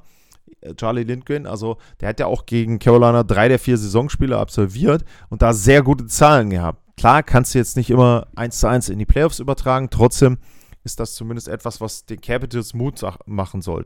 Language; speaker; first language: German; native; German